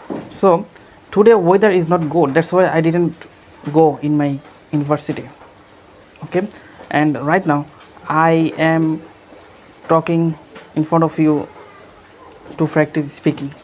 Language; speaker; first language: English; non-native, learner; Bangla